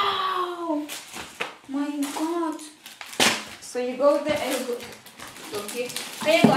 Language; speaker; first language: English; non-native, learner; Filipino